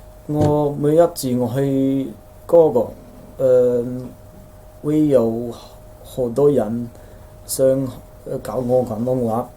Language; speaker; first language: Chinese; non-native, fluent; Dutch